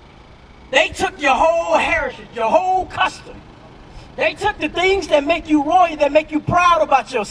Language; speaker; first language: English; native; English